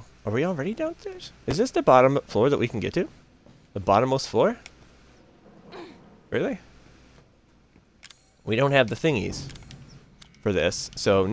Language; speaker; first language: English; native; English